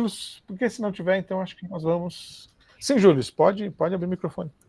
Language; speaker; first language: Portuguese; native; Portuguese